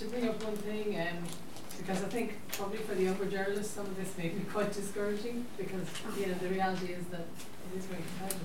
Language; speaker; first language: English; non-native, fluent; Dutch